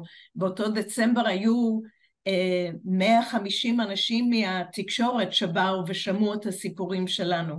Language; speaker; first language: Hebrew; non-native, fluent; English